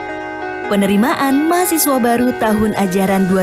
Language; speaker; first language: Indonesian; native; Indonesian